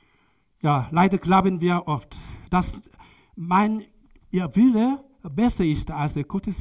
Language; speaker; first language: German; non-native, learner; Korean